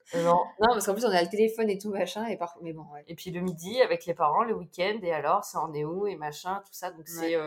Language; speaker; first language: French; native; French